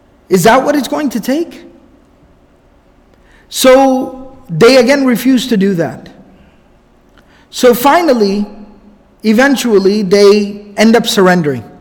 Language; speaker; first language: English; native; English